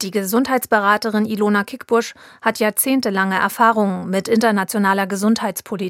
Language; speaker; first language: German; native; German